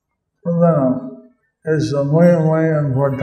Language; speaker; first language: Spanish; non-native, learner; English